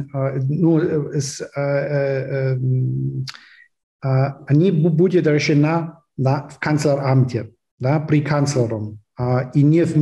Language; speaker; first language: Russian; non-native, fluent; German